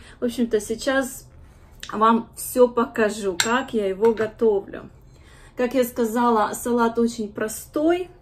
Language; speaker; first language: Russian; native; Russian